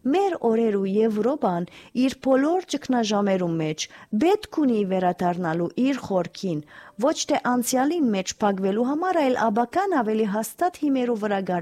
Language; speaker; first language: Armenian; early bilingual, heritage; Armenian